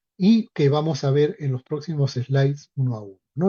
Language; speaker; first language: Spanish; native; Spanish